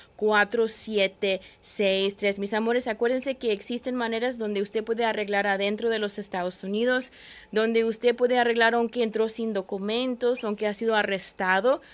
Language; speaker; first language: Spanish; early bilingual, heritage; Spanish